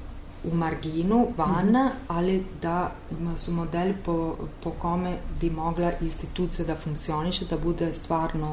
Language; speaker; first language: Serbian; non-native, learner; Italian